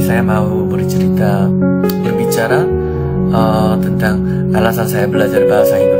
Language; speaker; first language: Indonesian; non-native, learner; Korean